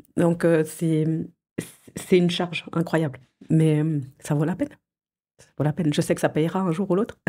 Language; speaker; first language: French; early bilingual, other home language; Portuguese